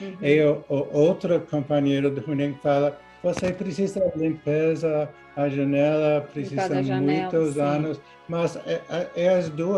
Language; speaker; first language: Portuguese; non-native, learner; English